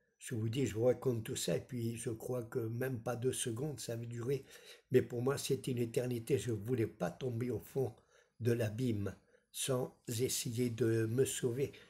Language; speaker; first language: French; non-native, fluent; Spanish